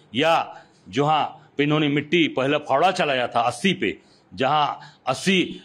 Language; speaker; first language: Hindi; native; Hindi